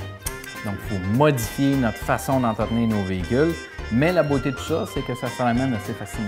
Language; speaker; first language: French; native; French